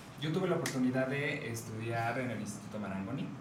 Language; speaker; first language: Spanish; native; Spanish